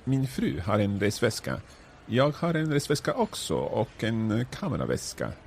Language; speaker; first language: Swedish; non-native, learner; English